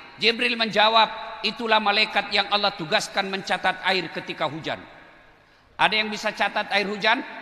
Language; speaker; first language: Indonesian; non-native, local second language; Buginese